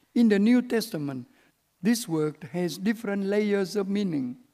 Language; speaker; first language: English; early bilingual, other home language; Vietnamese